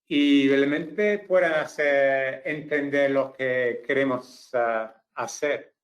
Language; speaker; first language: Spanish; non-native, fluent; English